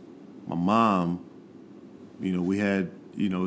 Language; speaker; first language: English; native; English